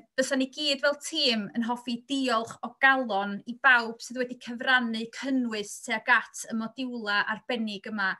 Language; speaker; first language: Welsh; native; Welsh